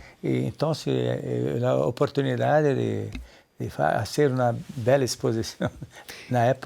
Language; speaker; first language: Spanish; non-native, learner; Portuguese